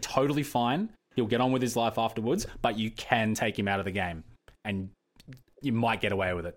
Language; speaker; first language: English; native; English